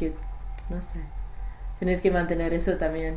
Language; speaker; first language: Spanish; non-native, fluent; English